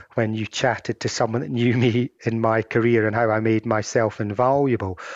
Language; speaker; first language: English; native; English